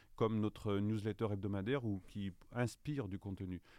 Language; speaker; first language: French; native; French